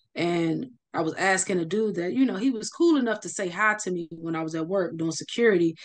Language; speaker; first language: English; native; English